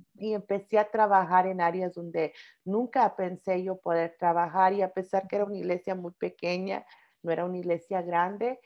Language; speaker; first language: Spanish; early bilingual, heritage; Spanish